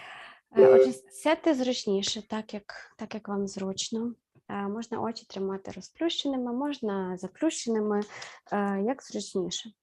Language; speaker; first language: Ukrainian; native; Ukrainian